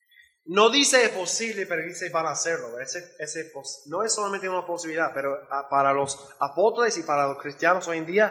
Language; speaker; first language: Spanish; non-native, learner; English